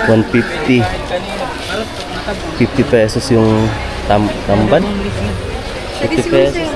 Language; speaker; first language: Filipino; non-native, local second language; Waray